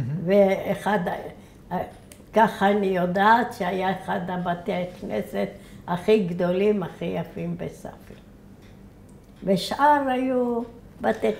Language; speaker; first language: Hebrew; early bilingual, other home language; Arabic